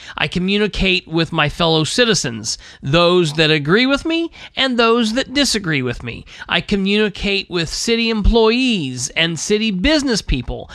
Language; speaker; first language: English; native; English